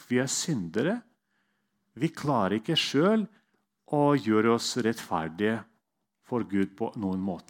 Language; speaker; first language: Norwegian; non-native, fluent; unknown